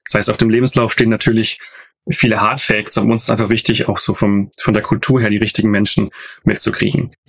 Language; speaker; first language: German; native; German